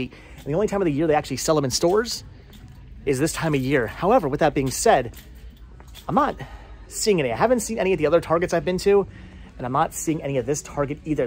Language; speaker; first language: English; native; English